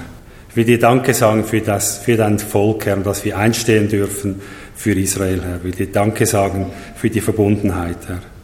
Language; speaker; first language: German; native; German